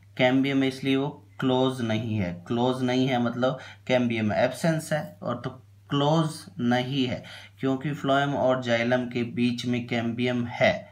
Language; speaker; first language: Hindi; native; Hindi